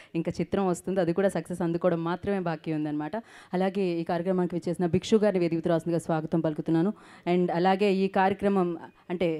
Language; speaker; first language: Telugu; native; Telugu